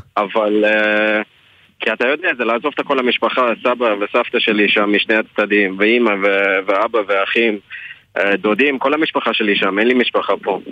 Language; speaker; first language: Hebrew; non-native, fluent; English